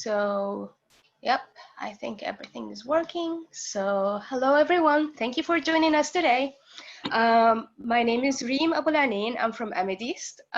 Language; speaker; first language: English; non-native, fluent; Arabic